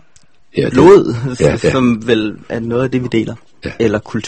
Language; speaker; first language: Danish; native; Danish